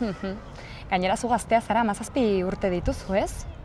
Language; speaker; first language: Basque; native; Basque